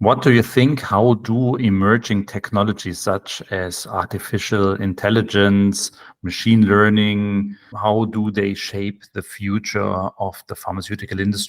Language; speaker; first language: English; non-native, fluent; German